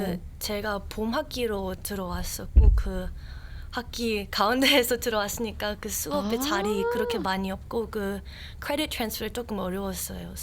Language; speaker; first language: Korean; early bilingual, heritage; Korean